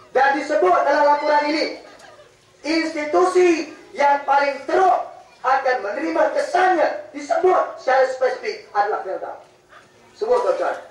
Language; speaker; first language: Malay; native; Malay